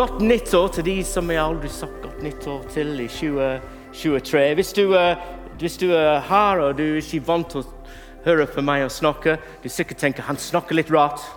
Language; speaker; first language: Norwegian; non-native, fluent; English